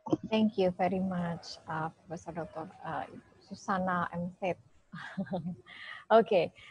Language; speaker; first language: English; non-native, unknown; Indonesian